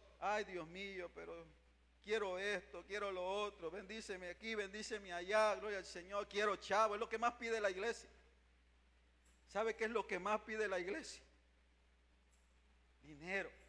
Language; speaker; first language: Spanish; native; Spanish